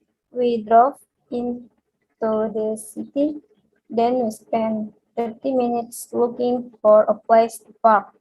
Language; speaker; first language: English; non-native, learner; Indonesian